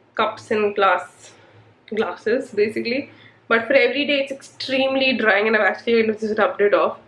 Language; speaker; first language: English; non-native, local second language; Hindi